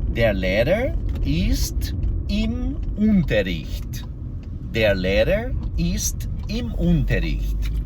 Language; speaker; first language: German; non-native, fluent; Portuguese